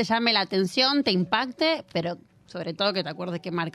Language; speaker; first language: Spanish; native; Spanish